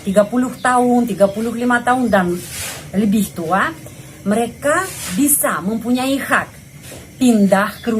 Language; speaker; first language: Indonesian; non-native, fluent; Russian